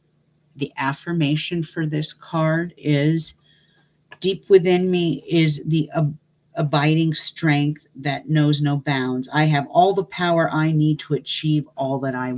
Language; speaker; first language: English; native; English